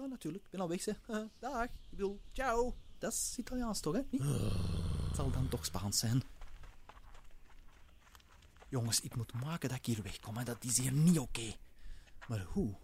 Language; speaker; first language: Dutch; native; Dutch